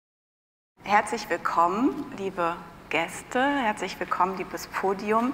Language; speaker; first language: German; native; German